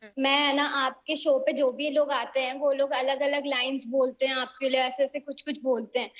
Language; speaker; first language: Hindi; native; Hindi